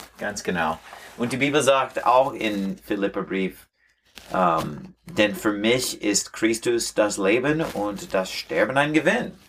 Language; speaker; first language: German; non-native, learner; English